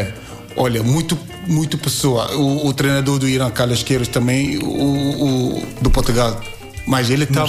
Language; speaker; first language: Portuguese; non-native, learner; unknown